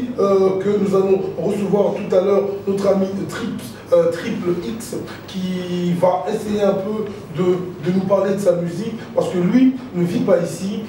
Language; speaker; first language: French; non-native, local second language; Lingala